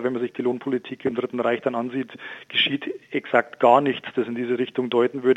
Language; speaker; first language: German; native; German